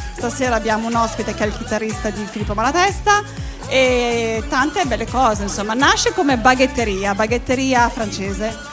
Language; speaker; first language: Italian; early bilingual, other home language; French